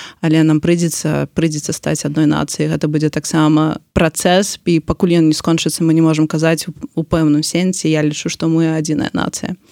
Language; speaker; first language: Belarusian; non-native, local second language; Russian